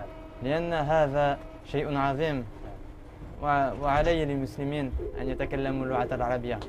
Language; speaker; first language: Arabic; non-native, learner; French